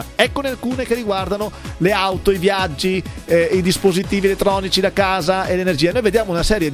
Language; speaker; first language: Italian; native; Italian